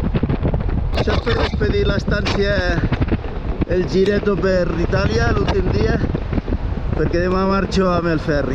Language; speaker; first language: Catalan; native; Catalan